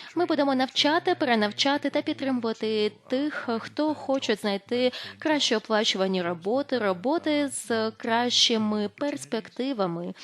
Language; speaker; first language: Ukrainian; non-native, fluent; Lithuanian